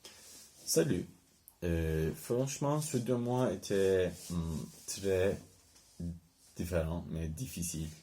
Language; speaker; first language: French; non-native, learner; Turkish